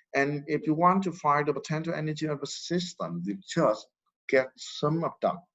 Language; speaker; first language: English; non-native, fluent; Vietnamese